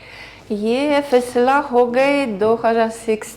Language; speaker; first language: Hindi; non-native, learner; Greek